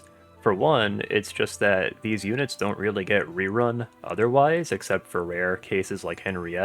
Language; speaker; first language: English; native; English